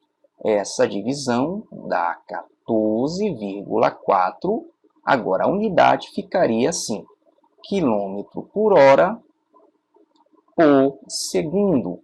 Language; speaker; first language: Portuguese; native; Portuguese